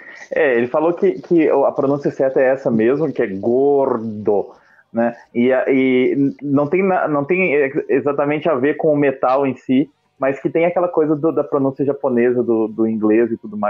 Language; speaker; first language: Portuguese; native; Portuguese